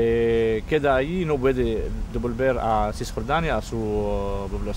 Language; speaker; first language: Spanish; non-native, fluent; Arabic